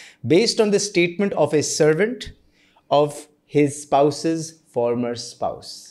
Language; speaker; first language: English; non-native, local second language; Urdu